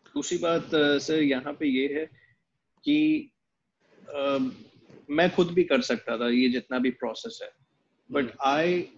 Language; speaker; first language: Hindi; native; Hindi